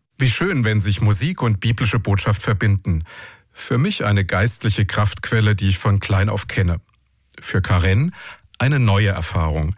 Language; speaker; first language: German; native; German